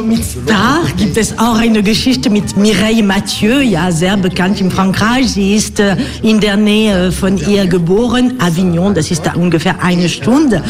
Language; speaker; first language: German; non-native, learner; French